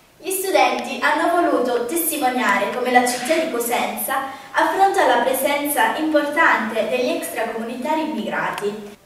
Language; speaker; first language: Italian; native; Italian